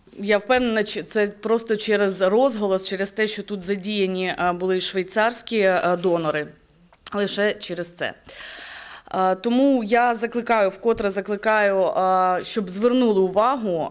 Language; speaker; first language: Ukrainian; native; Ukrainian